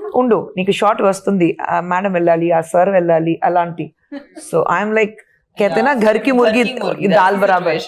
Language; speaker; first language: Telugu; non-native, fluent; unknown